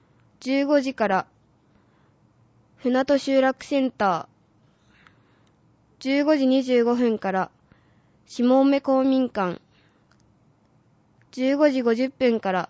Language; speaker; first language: Japanese; native; Japanese